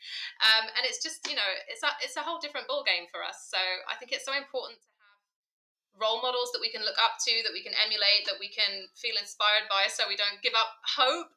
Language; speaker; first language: English; native; English